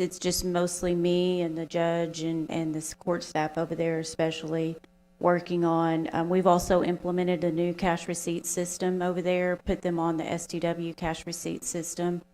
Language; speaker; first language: English; native; English